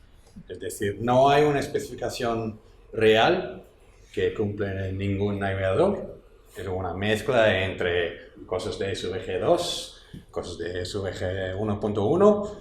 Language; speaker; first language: Spanish; non-native, fluent; English